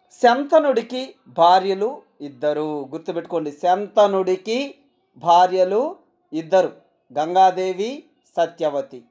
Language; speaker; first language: Telugu; native; Telugu